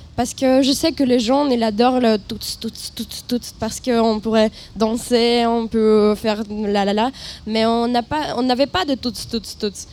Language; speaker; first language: French; non-native, learner; Ukrainian